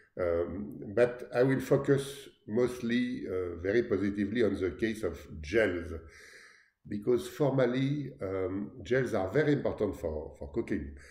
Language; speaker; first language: English; non-native, fluent; French